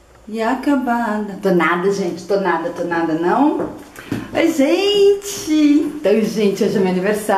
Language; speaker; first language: Portuguese; native; Portuguese